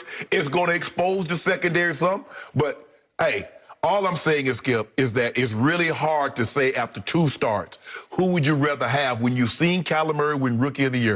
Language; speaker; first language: English; native; English